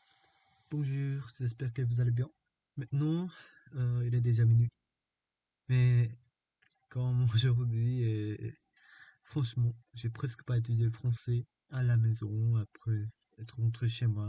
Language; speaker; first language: French; non-native, fluent; Korean